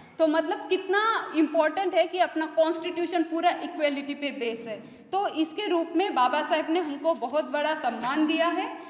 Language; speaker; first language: Hindi; non-native, local second language; Marathi